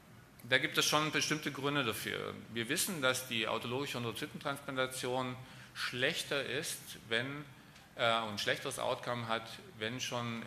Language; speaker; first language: German; native; German